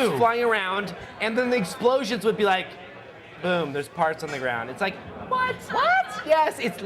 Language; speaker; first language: English; native; English